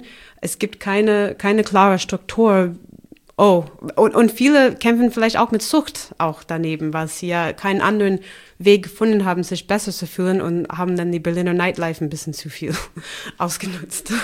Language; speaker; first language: German; non-native, fluent; English